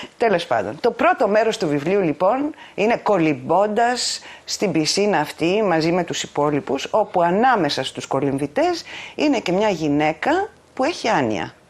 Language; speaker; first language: Greek; native; Greek